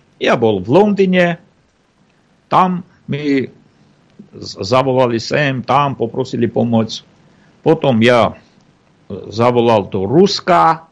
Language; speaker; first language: Ukrainian; non-native, learner; Armenian